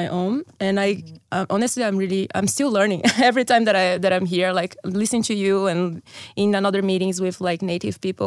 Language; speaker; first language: English; non-native, fluent; Portuguese